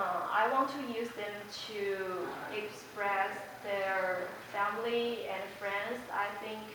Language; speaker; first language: English; non-native, fluent; Chinese